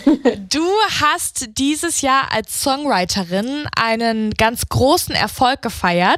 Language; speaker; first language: German; native; German